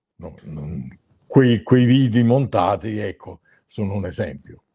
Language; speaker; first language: Italian; native; Italian